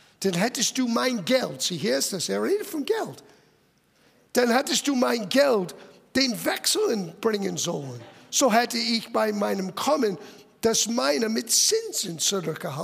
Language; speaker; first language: German; non-native, fluent; English